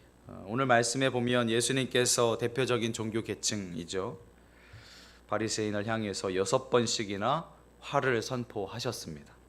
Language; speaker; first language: Korean; native; Korean